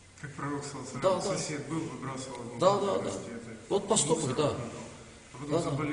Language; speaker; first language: Russian; non-native, learner; Turkish